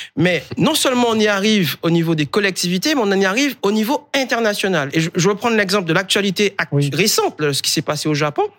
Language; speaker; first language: French; native; French